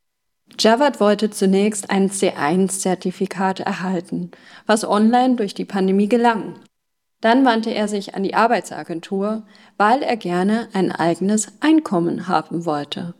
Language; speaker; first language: German; native; German